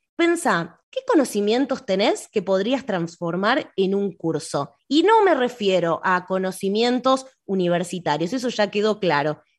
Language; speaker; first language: Spanish; native; Spanish